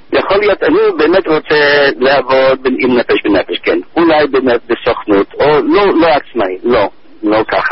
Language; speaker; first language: Hebrew; non-native, fluent; English